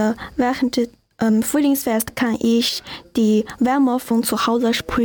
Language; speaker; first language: German; non-native, learner; Chinese